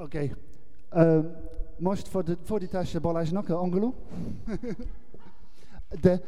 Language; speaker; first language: Hungarian; non-native, learner; English